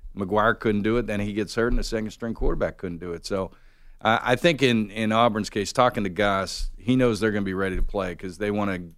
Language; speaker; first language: English; native; English